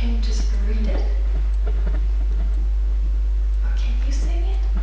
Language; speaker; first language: English; non-native, fluent; German